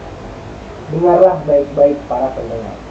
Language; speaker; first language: Indonesian; native; Indonesian